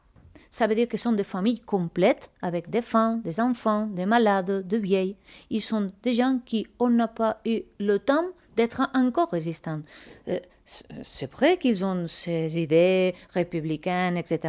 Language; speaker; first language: French; non-native, fluent; Spanish